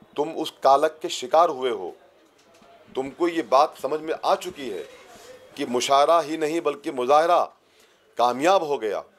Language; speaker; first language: Hindi; native; Hindi